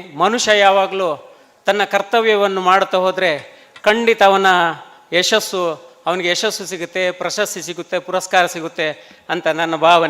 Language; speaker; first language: Kannada; native; Kannada